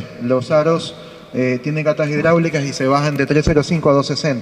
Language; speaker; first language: Spanish; native; Spanish